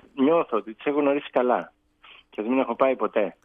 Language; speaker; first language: Greek; early bilingual, other home language; English